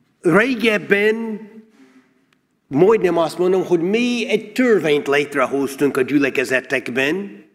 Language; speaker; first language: Hungarian; non-native, learner; English